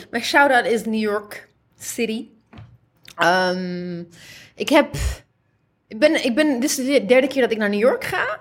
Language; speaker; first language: Dutch; early bilingual, other home language; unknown